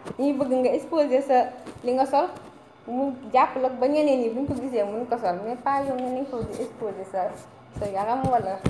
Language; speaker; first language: Wolof; native; Wolof